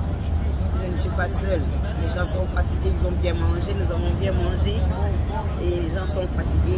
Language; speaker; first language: French; non-native, local second language; Lingala